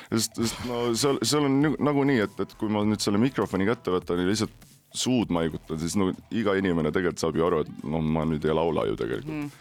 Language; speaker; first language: Estonian; native; Estonian